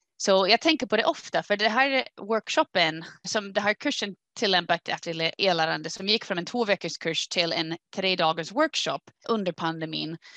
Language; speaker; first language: Swedish; non-native, fluent; English